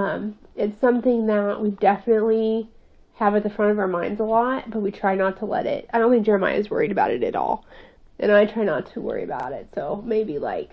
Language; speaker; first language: English; native; English